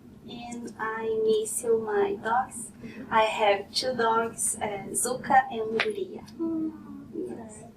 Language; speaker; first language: English; non-native, learner; Portuguese